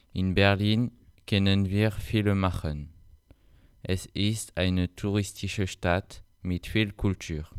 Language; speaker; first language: German; non-native, learner; French